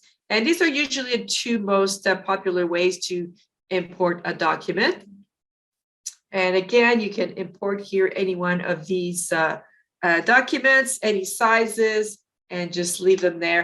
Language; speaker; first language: English; native; English